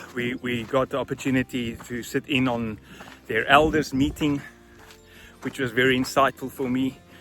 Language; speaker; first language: English; non-native, local second language; Afrikaans